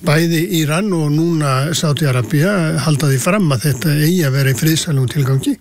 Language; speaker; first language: Icelandic; native; Icelandic